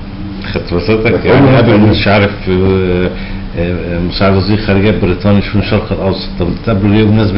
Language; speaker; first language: Arabic; native; Arabic